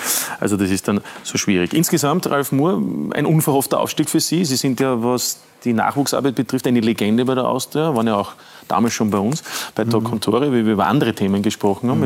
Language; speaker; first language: German; native; German